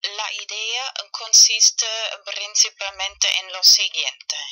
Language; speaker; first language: Spanish; non-native, fluent; German